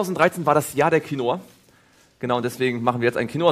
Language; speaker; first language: German; native; German